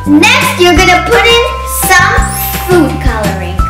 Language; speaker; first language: English; non-native, fluent; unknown